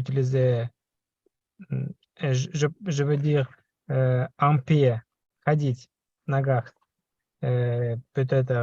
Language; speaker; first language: French; non-native, learner; Russian